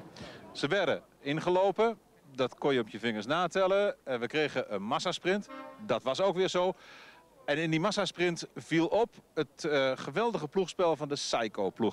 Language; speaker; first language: Dutch; native; Dutch